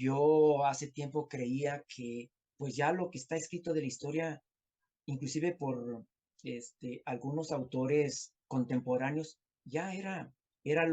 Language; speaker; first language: Spanish; native; Spanish